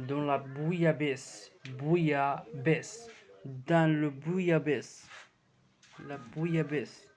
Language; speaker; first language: French; non-native, learner; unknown